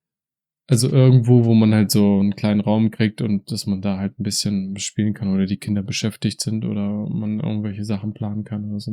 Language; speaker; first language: German; native; German